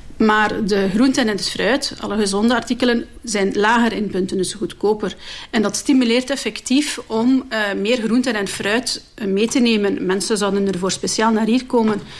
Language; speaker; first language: Dutch; native; Dutch